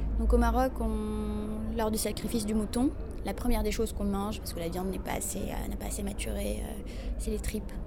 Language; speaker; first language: French; non-native, local second language; Arabic